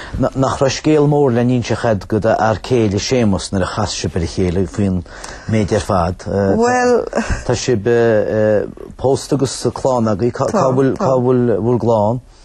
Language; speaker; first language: Irish; native; Irish